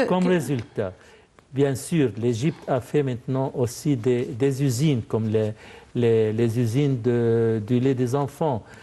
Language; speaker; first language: French; non-native, fluent; Arabic